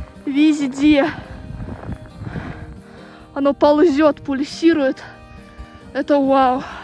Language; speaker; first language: Russian; native; Russian